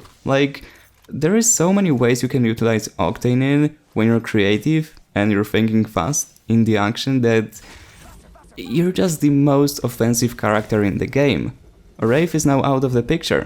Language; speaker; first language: English; non-native, fluent; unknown